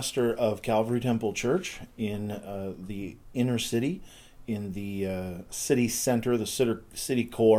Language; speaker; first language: English; native; English